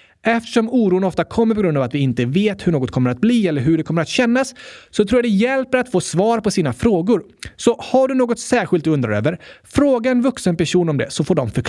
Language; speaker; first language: Swedish; native; Swedish